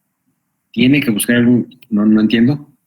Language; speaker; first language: Spanish; native; Spanish